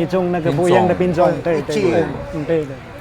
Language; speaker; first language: Chinese; non-native, learner; Filipino